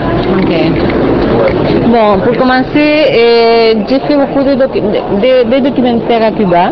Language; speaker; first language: French; non-native, fluent; Spanish